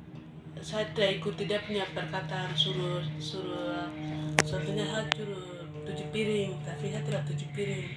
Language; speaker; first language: Indonesian; non-native, local second language; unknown